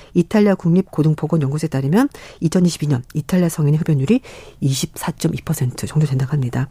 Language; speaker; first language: Korean; native; Korean